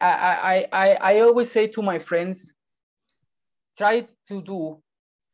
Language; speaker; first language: English; non-native, fluent; Spanish